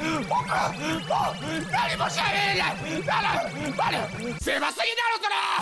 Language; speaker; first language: Japanese; native; Japanese